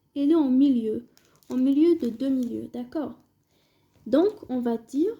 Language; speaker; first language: French; non-native, local second language; Arabic